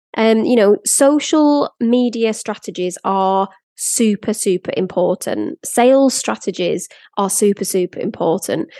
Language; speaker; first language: English; native; English